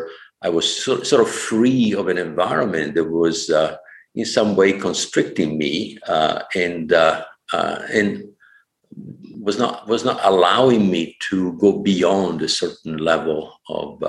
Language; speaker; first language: English; non-native, fluent; Italian